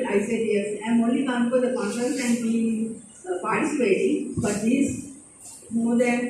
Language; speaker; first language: English; non-native, local second language; Sinhala